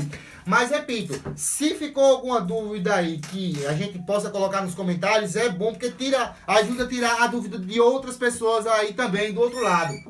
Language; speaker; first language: Portuguese; native; Portuguese